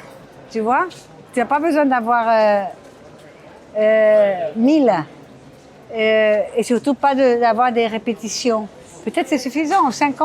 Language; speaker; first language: French; non-native, fluent; Portuguese